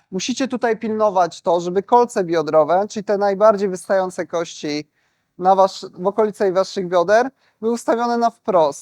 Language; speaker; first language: Polish; native; Polish